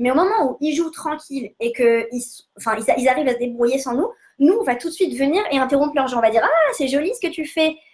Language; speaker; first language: French; native; French